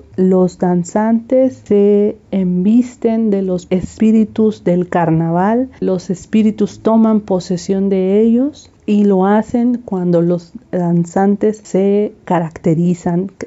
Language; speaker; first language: Spanish; native; Spanish